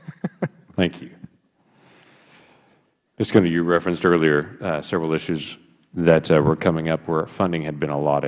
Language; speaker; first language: English; native; English